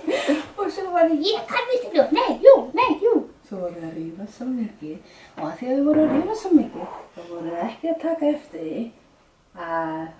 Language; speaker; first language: Icelandic; non-native, fluent; Danish